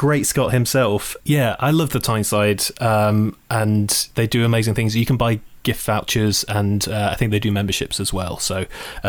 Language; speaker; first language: English; native; English